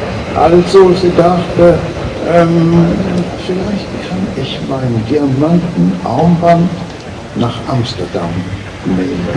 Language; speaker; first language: German; early bilingual, heritage; German